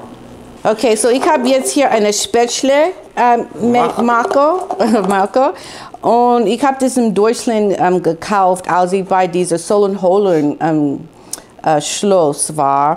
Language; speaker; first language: German; non-native, fluent; English